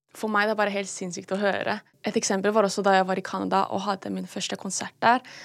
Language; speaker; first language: Norwegian; early bilingual, other home language; Filipino